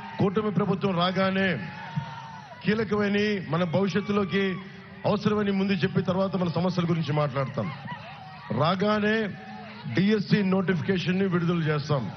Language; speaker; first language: Telugu; native; Telugu